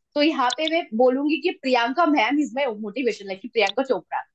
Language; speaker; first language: Hindi; non-native, local second language; Bangla